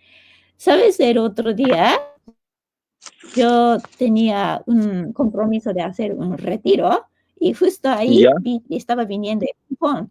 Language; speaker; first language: Spanish; non-native, fluent; Japanese